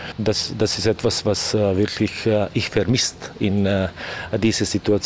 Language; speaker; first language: German; non-native, learner; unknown